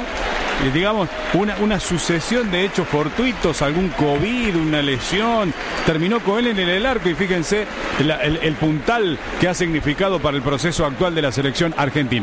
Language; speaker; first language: Spanish; native; Spanish